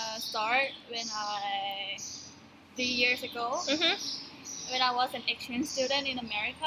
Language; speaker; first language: English; non-native, learner; Thai